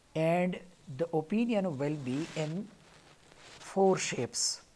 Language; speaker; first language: English; non-native, local second language; Pashto